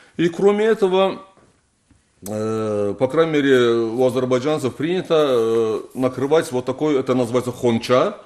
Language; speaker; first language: Russian; non-native, local second language; Azerbaijani